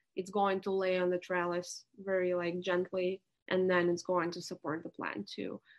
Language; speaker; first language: English; non-native, fluent; Russian